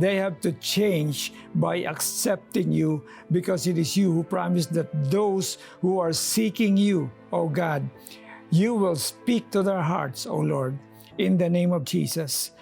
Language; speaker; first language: English; non-native, local second language; Filipino